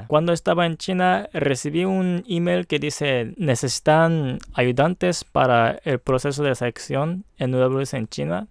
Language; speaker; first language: Spanish; non-native, fluent; Japanese